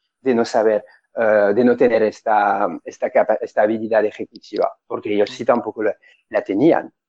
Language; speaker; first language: Spanish; non-native, fluent; French